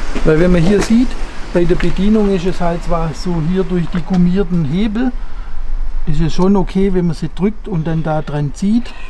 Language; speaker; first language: German; native; German